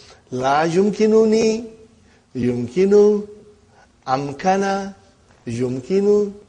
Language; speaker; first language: Arabic; non-native, fluent; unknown